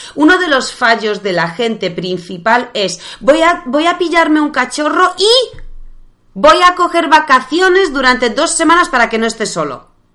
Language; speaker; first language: Spanish; non-native, fluent; Polish